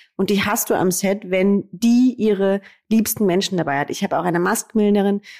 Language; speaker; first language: German; native; German